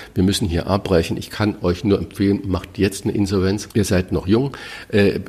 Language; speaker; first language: German; native; German